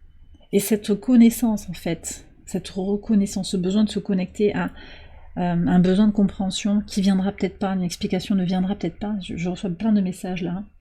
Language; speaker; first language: French; native; French